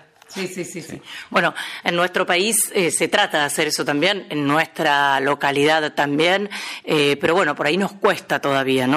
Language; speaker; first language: Spanish; native; Spanish